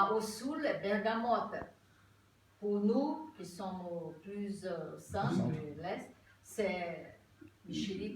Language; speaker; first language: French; non-native, fluent; Portuguese